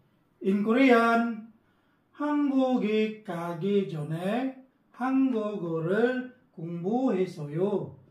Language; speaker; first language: Korean; non-native, fluent; Filipino